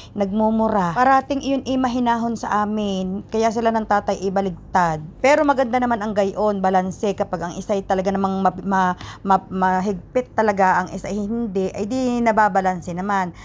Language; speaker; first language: Filipino; native; Filipino